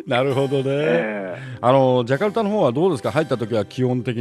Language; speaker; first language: Japanese; native; Japanese